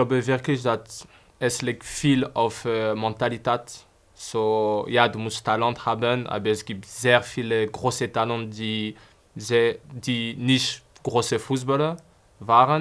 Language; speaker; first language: German; non-native, fluent; French